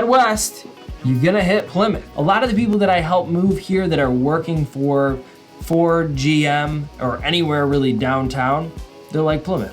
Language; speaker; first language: English; native; English